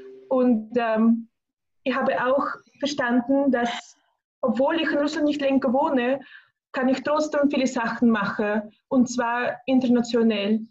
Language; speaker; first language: German; non-native, fluent; Russian